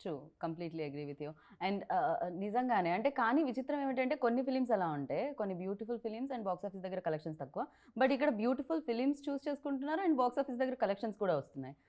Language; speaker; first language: Telugu; native; Telugu